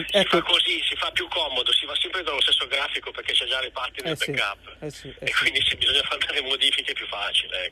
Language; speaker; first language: Italian; native; Italian